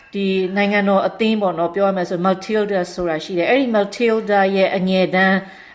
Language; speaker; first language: Burmese; native; Burmese